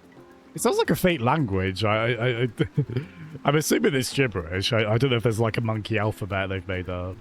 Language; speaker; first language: English; native; English